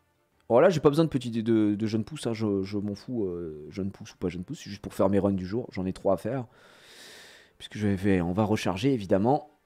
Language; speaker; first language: French; native; French